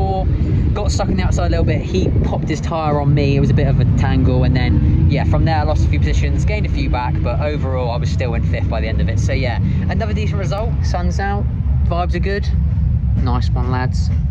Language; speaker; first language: English; native; English